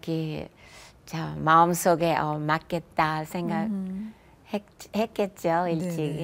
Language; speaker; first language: Korean; non-native, fluent; English